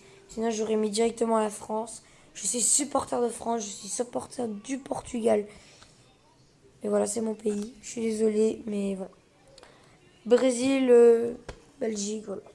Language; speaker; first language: French; early bilingual, other home language; Portuguese